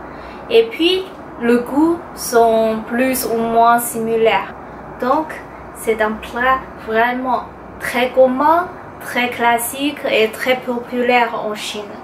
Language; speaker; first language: French; non-native, fluent; Chinese